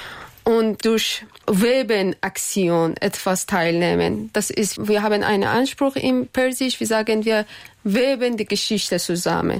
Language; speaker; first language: German; non-native, learner; Persian